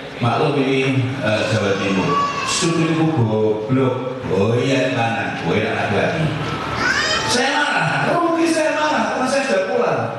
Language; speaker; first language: Indonesian; native; Indonesian